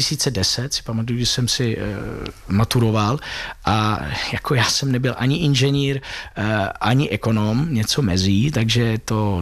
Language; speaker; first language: Czech; non-native, fluent; Italian